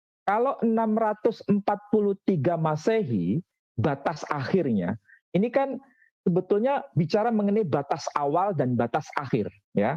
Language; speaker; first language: Indonesian; native; Indonesian